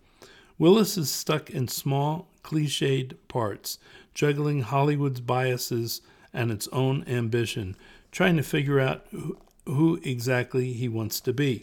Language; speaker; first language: English; native; English